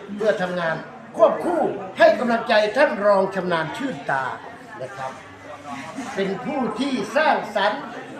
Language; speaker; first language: Thai; native; Thai